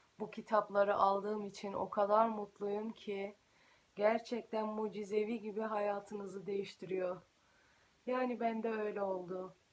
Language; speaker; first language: Turkish; early bilingual, heritage; Turkish